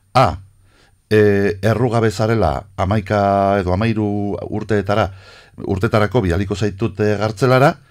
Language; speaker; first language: Basque; non-native, local second language; Spanish